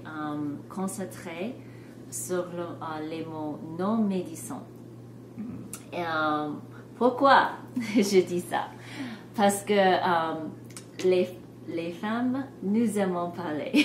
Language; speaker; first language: French; non-native, fluent; English